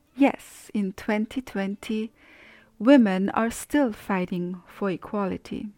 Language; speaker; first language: English; non-native, fluent; German